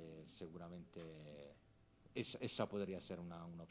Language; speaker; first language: Spanish; non-native, fluent; Italian